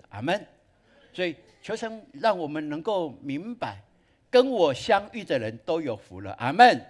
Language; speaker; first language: Chinese; native; Chinese